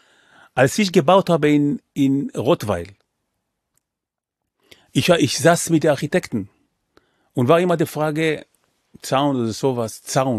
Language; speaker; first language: German; non-native, fluent; Hebrew